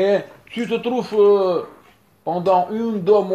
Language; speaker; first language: French; non-native, learner; Russian